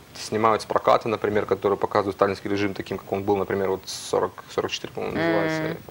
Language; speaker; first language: Russian; native; Russian